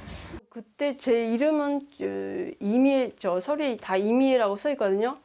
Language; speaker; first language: Korean; early bilingual, heritage; Korean